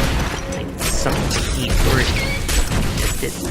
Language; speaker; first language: English; native; English